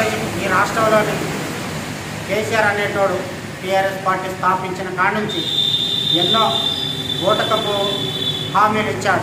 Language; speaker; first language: Telugu; native; Telugu